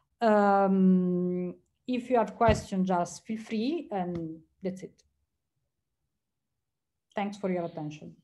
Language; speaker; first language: English; non-native, fluent; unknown